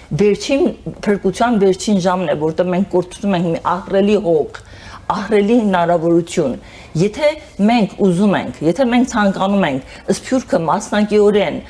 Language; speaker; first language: Armenian; early bilingual, heritage; Armenian